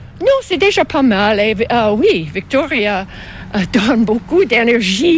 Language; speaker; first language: French; non-native, local second language; English